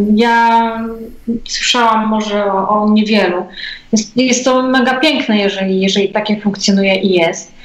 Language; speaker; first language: Polish; native; Polish